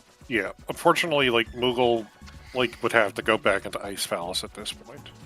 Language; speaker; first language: English; native; English